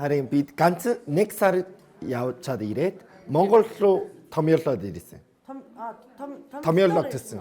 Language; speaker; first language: Mongolian; non-native, fluent; Korean